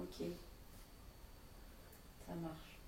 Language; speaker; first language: French; native; French